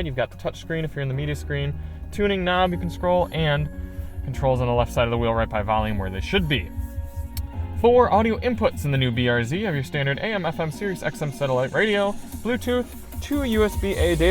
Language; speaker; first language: English; native; English